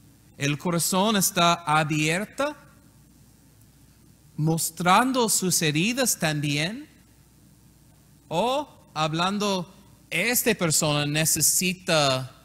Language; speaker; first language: Spanish; non-native, learner; English